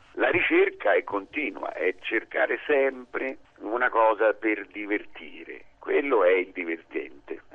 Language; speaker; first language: Italian; native; Italian